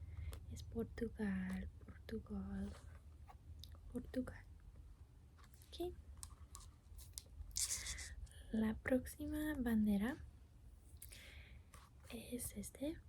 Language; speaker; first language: Spanish; non-native, learner; English